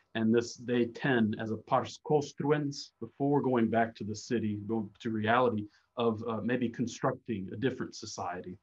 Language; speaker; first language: English; native; English